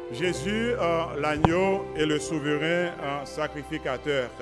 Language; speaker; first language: French; non-native, local second language; Haitian Creole